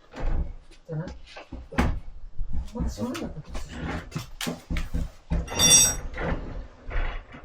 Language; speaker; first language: Japanese; native; Japanese